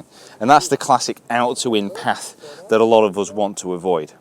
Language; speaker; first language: English; native; English